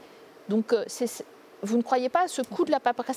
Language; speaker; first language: French; native; French